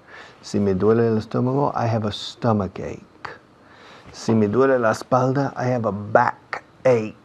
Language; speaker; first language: Spanish; non-native, fluent; English